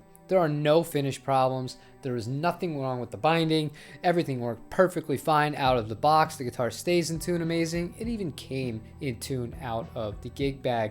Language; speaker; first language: English; native; English